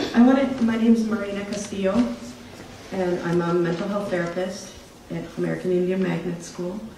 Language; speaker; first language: English; native; English